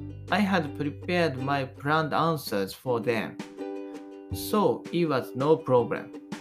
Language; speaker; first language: English; non-native, fluent; Japanese